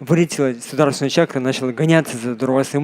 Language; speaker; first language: Russian; native; Russian